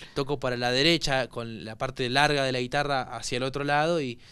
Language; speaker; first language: Spanish; native; Spanish